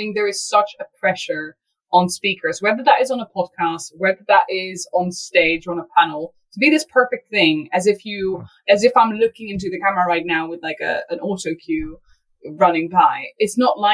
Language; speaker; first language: English; non-native, fluent; Dutch